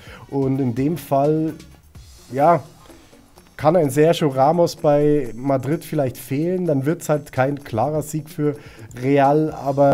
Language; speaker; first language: German; native; German